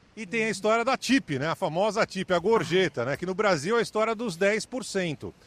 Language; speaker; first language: Portuguese; native; Portuguese